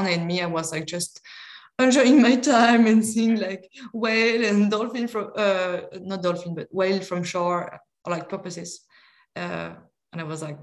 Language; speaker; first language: English; non-native, fluent; French